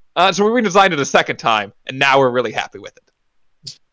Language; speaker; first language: English; native; English